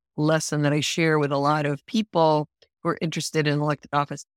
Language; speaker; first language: English; non-native, fluent; Spanish